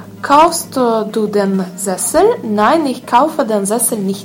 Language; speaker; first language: German; non-native, learner; Russian